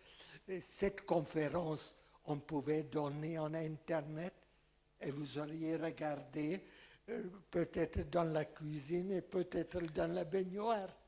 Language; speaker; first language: French; non-native, fluent; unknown